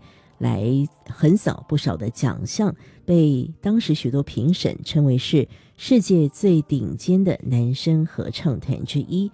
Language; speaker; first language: Chinese; native; Chinese